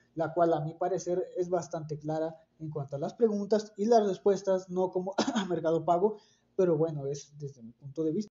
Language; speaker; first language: Spanish; native; Spanish